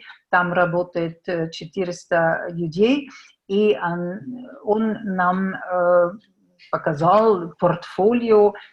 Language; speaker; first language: Russian; non-native, fluent; German